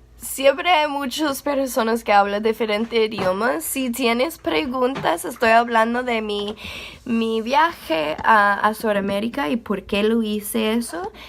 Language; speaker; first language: Spanish; non-native, learner; English